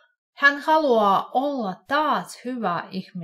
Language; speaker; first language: Finnish; non-native, fluent; Russian